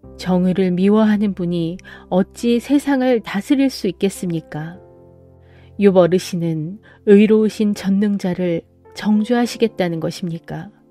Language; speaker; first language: Korean; native; Korean